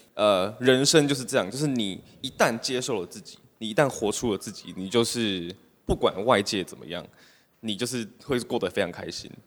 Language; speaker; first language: Chinese; early bilingual, heritage; Chinese